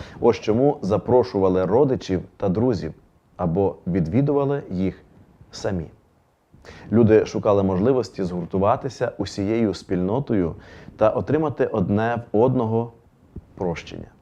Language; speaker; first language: Ukrainian; native; Ukrainian